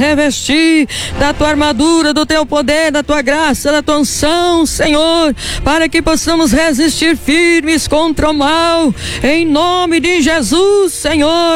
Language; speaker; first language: Portuguese; native; Portuguese